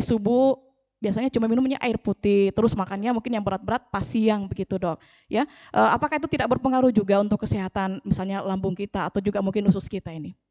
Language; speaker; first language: Indonesian; native; Indonesian